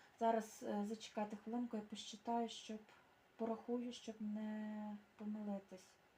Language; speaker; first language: Ukrainian; native; Ukrainian